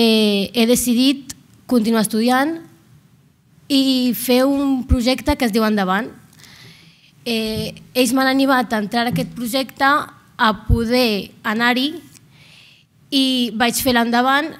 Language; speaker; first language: Catalan; non-native, local second language; Arabic